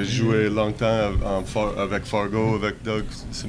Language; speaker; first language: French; non-native, learner; English